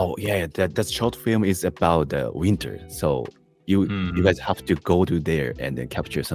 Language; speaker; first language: English; non-native, learner; Japanese